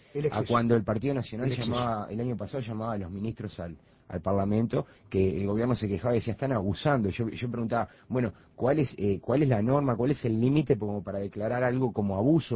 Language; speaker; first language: Spanish; native; Spanish